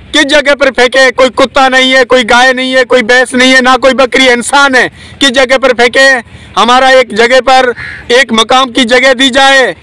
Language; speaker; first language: Urdu; non-native, local second language; Sindhi